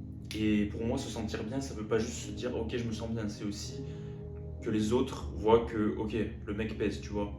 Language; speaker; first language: French; native; French